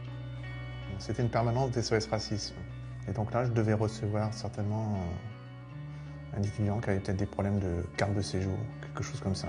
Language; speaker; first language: French; native; French